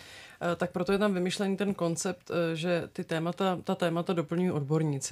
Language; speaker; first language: Czech; native; Czech